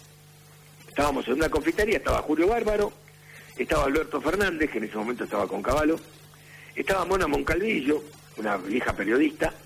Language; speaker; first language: Spanish; native; Spanish